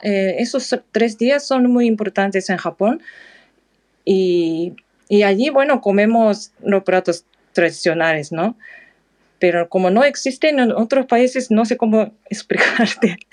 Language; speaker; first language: Spanish; non-native, fluent; Japanese